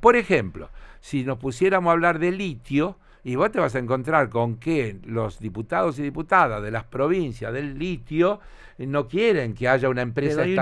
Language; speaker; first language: Spanish; native; Spanish